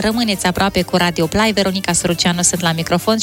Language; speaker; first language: Romanian; native; Romanian